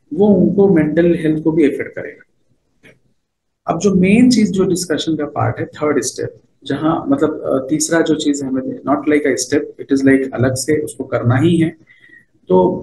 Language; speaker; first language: Hindi; native; Hindi